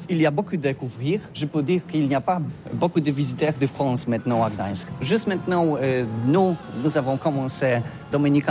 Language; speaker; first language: French; non-native, learner; Polish